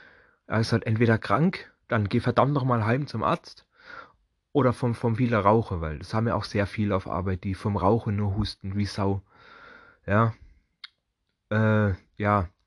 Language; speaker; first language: German; native; German